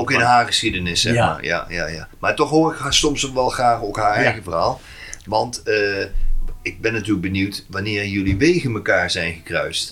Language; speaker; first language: Dutch; native; Dutch